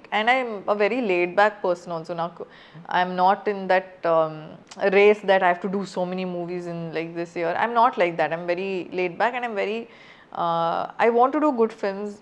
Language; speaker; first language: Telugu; non-native, fluent; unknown